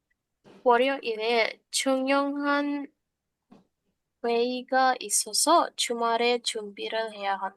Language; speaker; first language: Korean; non-native, learner; Sinhala